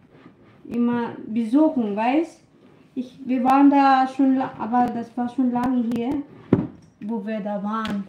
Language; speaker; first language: German; non-native, learner; Filipino